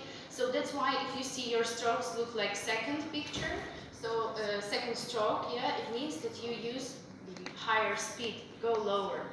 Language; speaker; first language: English; non-native, fluent; Russian